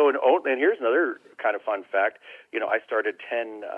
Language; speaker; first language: English; native; English